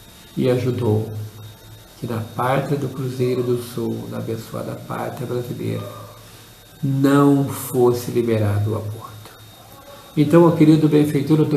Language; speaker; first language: Portuguese; native; Portuguese